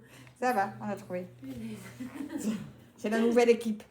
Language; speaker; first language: French; native; French